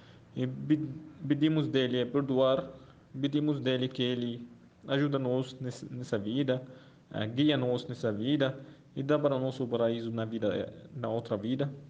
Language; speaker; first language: Portuguese; non-native, fluent; Arabic